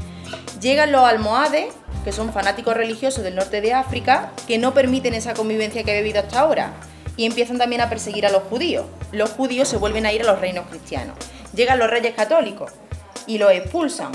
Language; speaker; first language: Spanish; native; Spanish